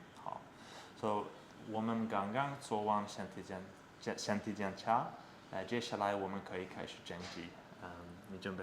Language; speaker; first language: Chinese; non-native, learner; English